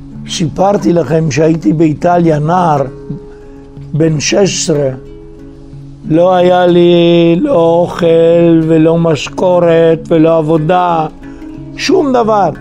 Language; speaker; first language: Hebrew; non-native, fluent; Italian